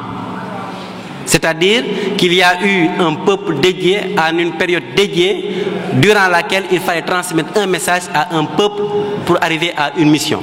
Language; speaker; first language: French; non-native, local second language; Wolof